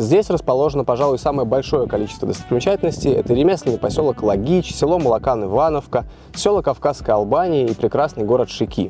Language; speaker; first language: Russian; native; Russian